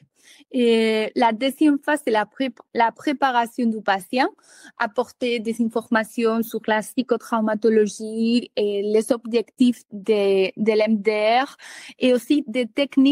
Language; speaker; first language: French; native; French